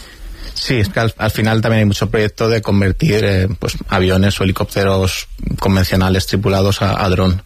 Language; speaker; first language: Spanish; native; Spanish